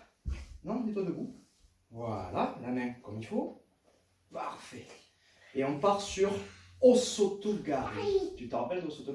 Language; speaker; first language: French; native; French